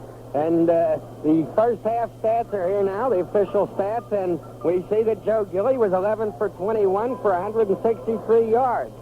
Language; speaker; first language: English; native; English